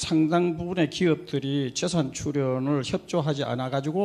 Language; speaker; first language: Korean; native; Korean